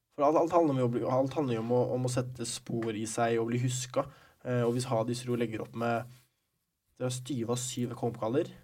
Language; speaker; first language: Norwegian; early bilingual, other home language; Arabic